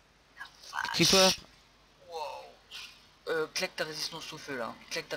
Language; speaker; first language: French; native; French